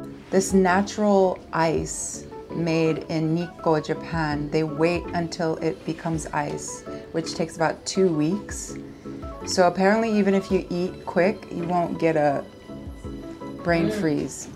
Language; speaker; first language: English; early bilingual, other home language; Japanese